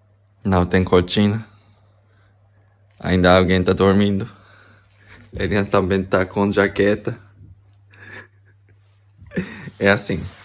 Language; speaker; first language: Portuguese; non-native, fluent; Japanese